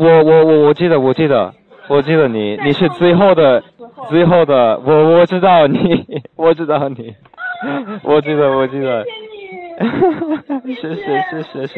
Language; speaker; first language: Chinese; non-native, learner; English